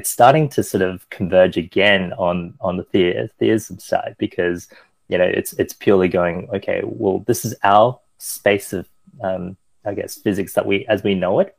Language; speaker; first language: English; early bilingual, other home language; Chinese